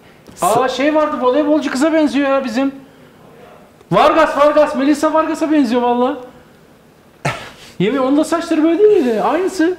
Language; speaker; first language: Turkish; native; Turkish